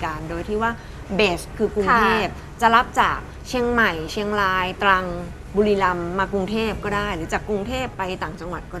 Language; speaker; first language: Thai; native; Thai